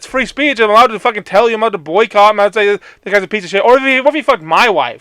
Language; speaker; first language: English; native; English